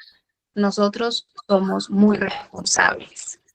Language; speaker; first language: Spanish; non-native, fluent; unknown